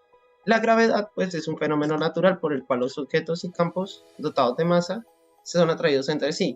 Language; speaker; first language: Spanish; native; Spanish